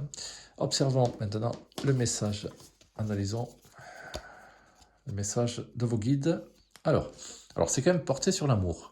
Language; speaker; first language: French; native; French